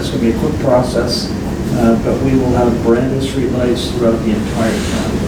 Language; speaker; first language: English; native; English